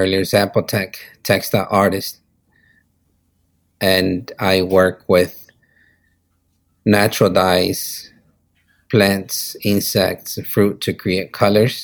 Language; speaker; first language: English; non-native, fluent; Spanish